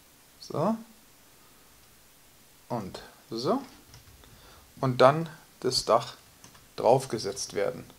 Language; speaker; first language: German; native; German